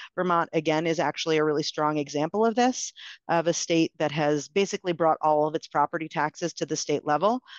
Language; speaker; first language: English; native; English